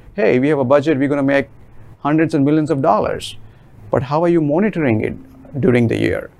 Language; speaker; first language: English; non-native, local second language; Gujarati